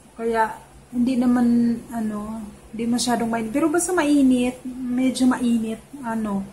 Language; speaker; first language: Filipino; non-native, local second language; Cebuano